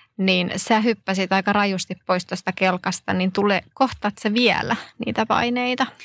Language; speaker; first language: Finnish; native; Finnish